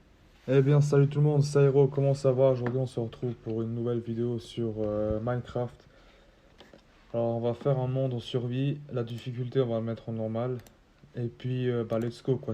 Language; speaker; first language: French; native; French